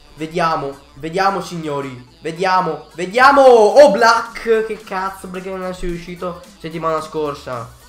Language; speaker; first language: Italian; native; Italian